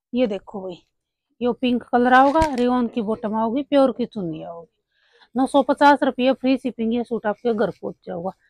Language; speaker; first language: Hindi; native; Hindi